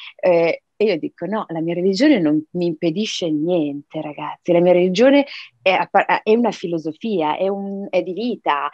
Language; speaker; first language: Italian; early bilingual, other home language; Arabic